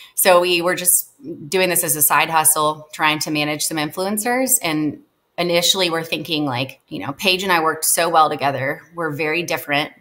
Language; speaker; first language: English; native; English